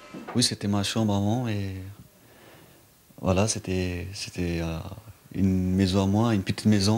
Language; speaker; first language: French; non-native, fluent; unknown